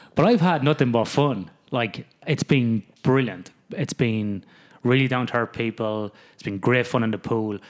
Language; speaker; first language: English; native; English